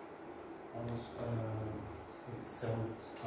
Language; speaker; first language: English; non-native, learner; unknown